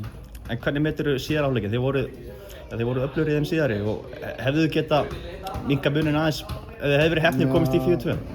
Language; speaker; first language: Icelandic; native; Icelandic